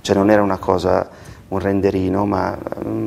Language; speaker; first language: Italian; native; Italian